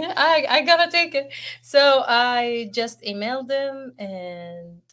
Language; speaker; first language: English; non-native, fluent; Arabic